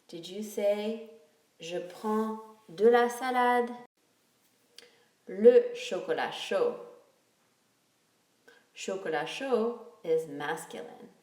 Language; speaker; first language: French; non-native, fluent; English